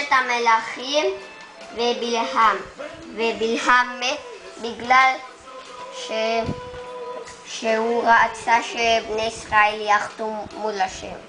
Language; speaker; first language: Hebrew; early bilingual, other home language; Spanish